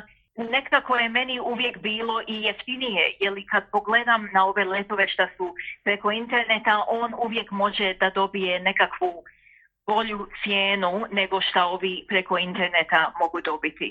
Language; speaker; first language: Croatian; early bilingual, heritage; Croatian